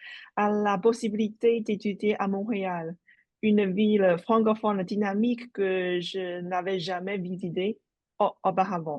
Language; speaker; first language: French; non-native, fluent; Chinese